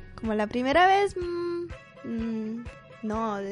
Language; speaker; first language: Spanish; non-native, fluent; English